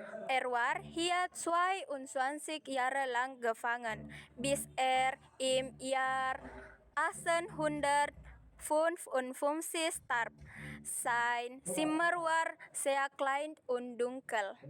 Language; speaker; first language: German; non-native, learner; Indonesian